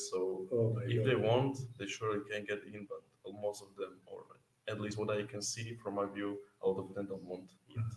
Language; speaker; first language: English; non-native, fluent; Slovak